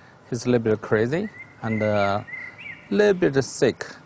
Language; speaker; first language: English; non-native, fluent; Chinese